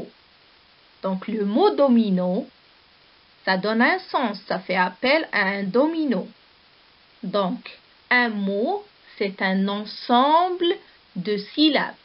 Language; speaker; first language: French; non-native, local second language; Arabic